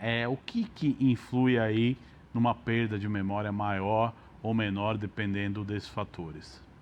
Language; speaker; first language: Portuguese; native; Portuguese